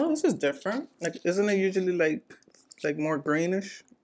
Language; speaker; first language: English; early bilingual, other home language; Spanish